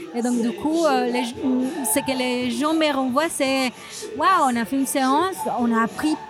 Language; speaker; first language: French; non-native, fluent; Spanish